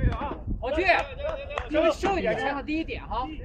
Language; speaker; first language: Chinese; native; Chinese